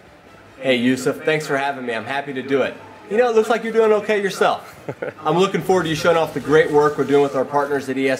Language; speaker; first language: English; native; English